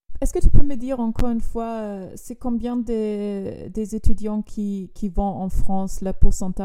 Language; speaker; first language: French; non-native, fluent; German